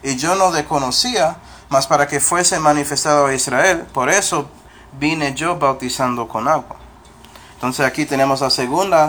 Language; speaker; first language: Spanish; non-native, fluent; English